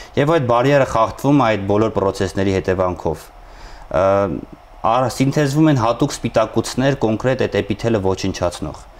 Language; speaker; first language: Armenian; native; Armenian